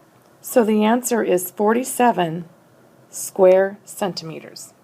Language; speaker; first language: English; native; English